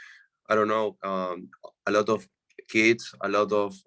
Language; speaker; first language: English; non-native, learner; Spanish